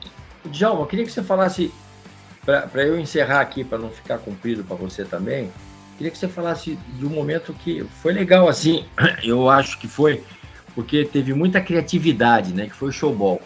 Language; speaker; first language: Portuguese; native; Portuguese